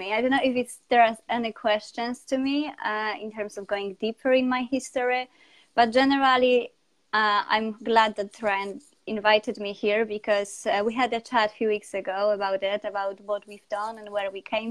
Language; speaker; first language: English; non-native, fluent; Polish